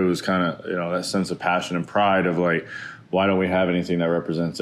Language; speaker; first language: English; native; English